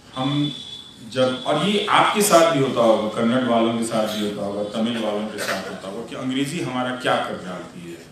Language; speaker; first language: Hindi; non-native, local second language; Bhojpuri